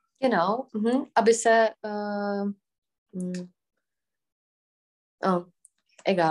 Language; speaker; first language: German; non-native, fluent; Czech